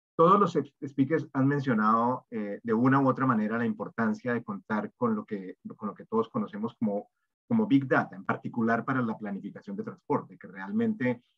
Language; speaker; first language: Spanish; native; Spanish